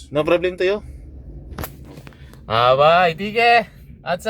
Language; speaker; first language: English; non-native, local second language; Filipino